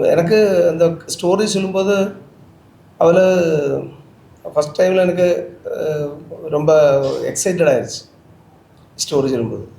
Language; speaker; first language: Tamil; non-native, learner; Malayalam